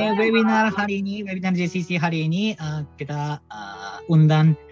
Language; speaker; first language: Indonesian; non-native, fluent; Japanese